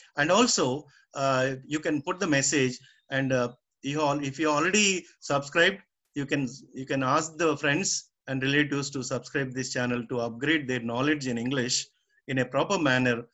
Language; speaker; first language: English; non-native, local second language; Telugu